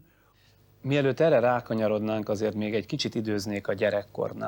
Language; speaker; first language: Hungarian; native; Hungarian